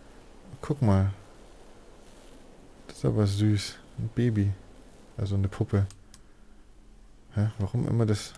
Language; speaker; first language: German; native; German